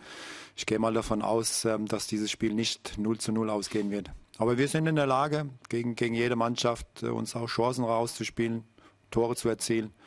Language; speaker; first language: German; native; German